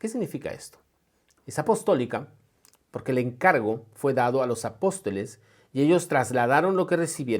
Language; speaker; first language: Spanish; native; Spanish